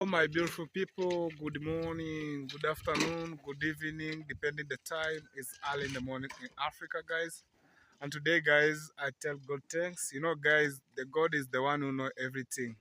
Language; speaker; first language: English; non-native, learner; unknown